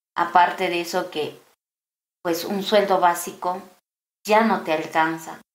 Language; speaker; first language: Spanish; native; Spanish